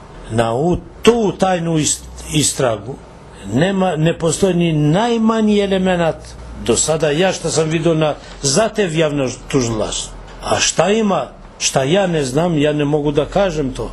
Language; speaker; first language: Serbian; non-native, local second language; Albanian